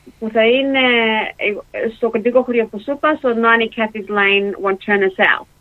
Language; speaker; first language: Greek; early bilingual, heritage; Greek